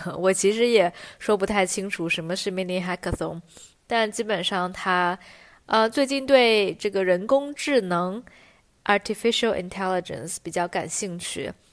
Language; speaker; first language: Chinese; native; Chinese